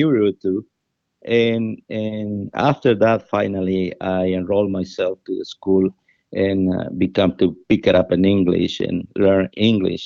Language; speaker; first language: English; non-native, fluent; Spanish